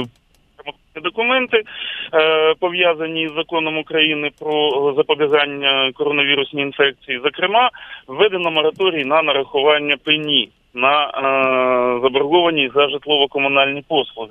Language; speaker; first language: Ukrainian; native; Ukrainian